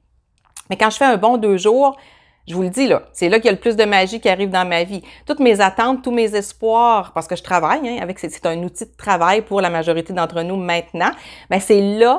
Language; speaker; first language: French; native; French